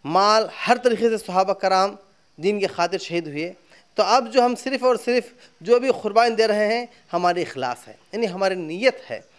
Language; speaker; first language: Hindi; non-native, local second language; Urdu